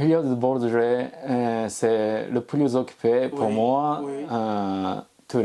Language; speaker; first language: French; non-native, learner; Japanese